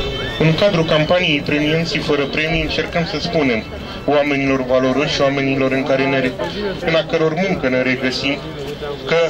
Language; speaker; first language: Romanian; native; Romanian